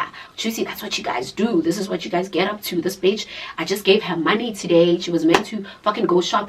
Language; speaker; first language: English; non-native, local second language; Zulu